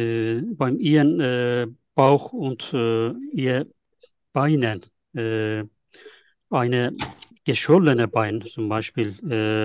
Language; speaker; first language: German; non-native, learner; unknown